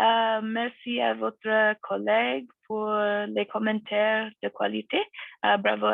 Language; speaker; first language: French; non-native, fluent; English